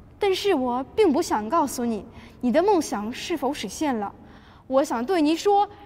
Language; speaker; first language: Chinese; non-native, fluent; Russian